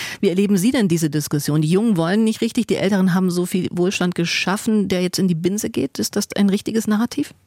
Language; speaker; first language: German; native; German